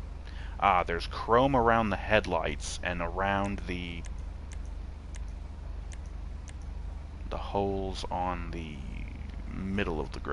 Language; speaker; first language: English; native; English